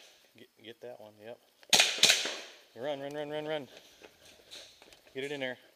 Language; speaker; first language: English; native; English